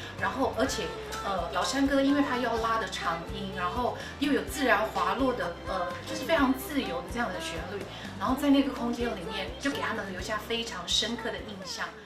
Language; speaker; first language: Chinese; non-native, local second language; Hakka Chinese